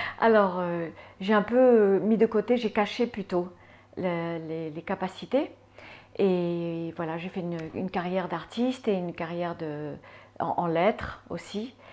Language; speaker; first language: French; early bilingual, other home language; English